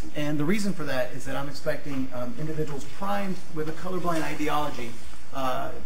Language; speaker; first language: English; native; English